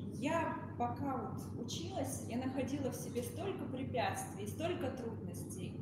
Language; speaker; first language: Russian; native; Russian